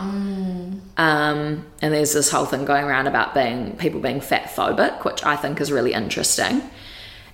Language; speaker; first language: English; native; English